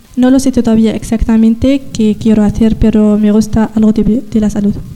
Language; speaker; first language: Spanish; non-native, learner; Riffian